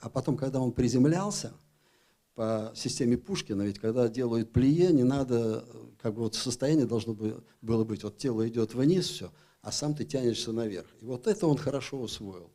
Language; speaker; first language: Russian; native; Russian